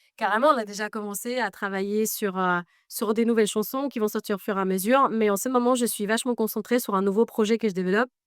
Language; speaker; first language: French; non-native, fluent; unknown